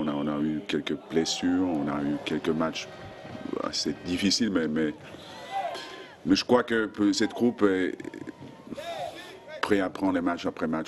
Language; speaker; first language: French; non-native, fluent; Finnish